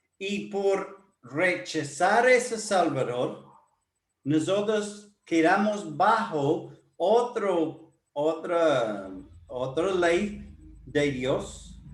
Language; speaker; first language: Spanish; non-native, fluent; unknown